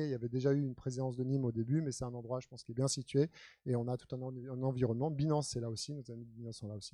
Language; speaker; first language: French; native; French